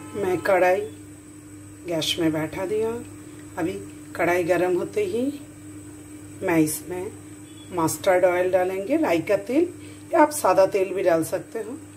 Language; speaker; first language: Hindi; non-native, local second language; Bangla